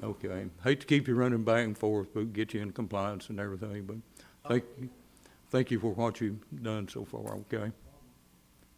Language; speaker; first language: English; native; English